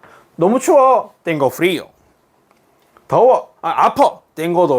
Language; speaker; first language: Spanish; non-native, fluent; Korean